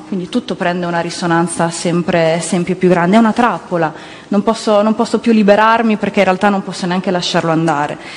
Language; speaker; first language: Italian; native; Italian